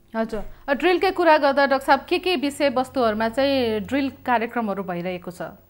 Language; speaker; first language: Nepali; native; Nepali